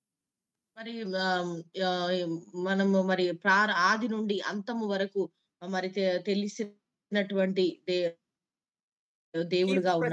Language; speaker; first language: Telugu; native; Telugu